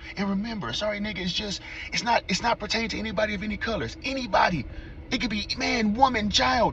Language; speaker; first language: English; native; English